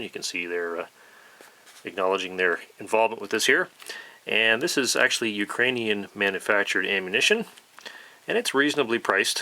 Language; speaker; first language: English; native; English